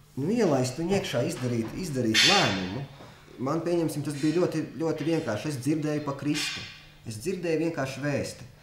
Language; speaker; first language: Latvian; non-native, local second language; Russian